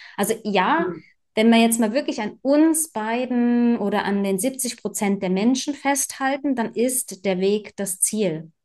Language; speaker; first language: German; native; German